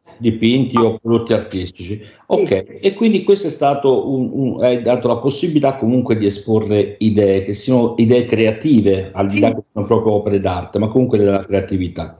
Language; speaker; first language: Italian; native; Italian